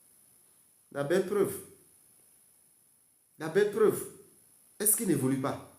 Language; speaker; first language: French; non-native, local second language; Fon